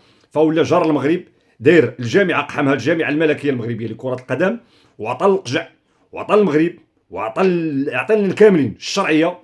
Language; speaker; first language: Arabic; native; Arabic